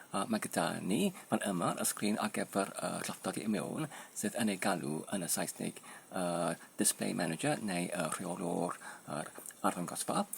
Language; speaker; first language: Welsh; non-native, learner; Polish